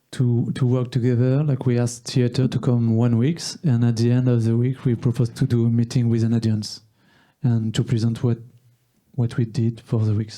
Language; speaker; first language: English; non-native, learner; French